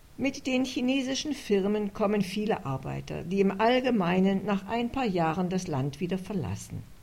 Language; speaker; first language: German; native; German